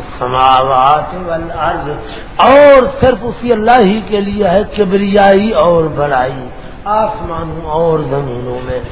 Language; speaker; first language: Urdu; non-native, local second language; Punjabi